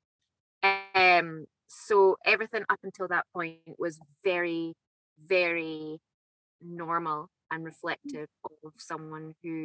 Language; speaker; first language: English; native; English